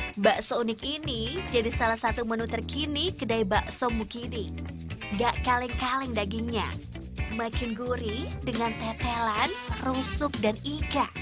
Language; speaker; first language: Indonesian; native; Indonesian